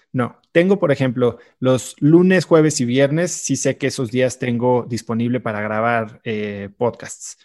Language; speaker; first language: Spanish; native; Spanish